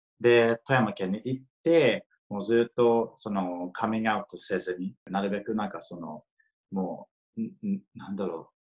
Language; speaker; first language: Japanese; non-native, fluent; English